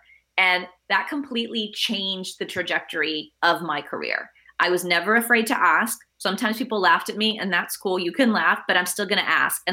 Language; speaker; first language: English; early bilingual, other home language; Spanish